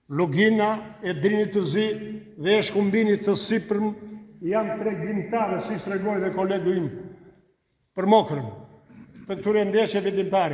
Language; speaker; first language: Albanian; native; Albanian